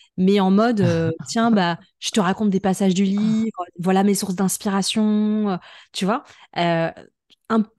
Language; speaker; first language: French; native; French